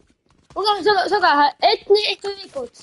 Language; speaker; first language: Icelandic; early bilingual, heritage; Icelandic